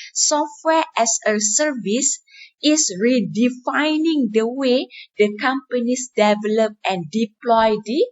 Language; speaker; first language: English; non-native, local second language; Malay